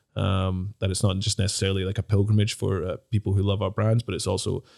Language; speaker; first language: English; native; English